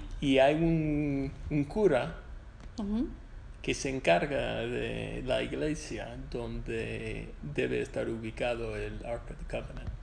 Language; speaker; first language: Spanish; non-native, fluent; English